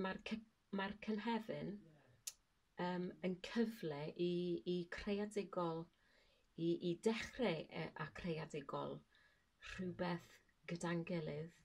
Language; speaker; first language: Welsh; non-native, learner; English